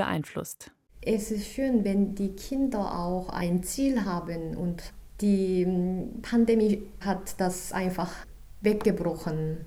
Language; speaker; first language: German; non-native, fluent; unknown